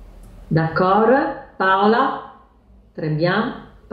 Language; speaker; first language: French; non-native, fluent; Italian